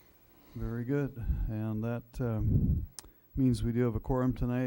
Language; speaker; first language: English; native; English